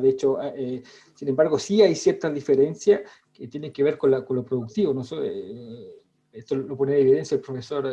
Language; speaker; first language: Spanish; native; Spanish